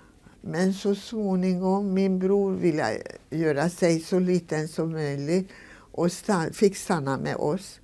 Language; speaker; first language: Swedish; non-native, fluent; Hungarian